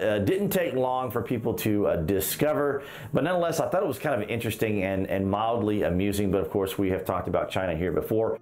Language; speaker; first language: English; native; English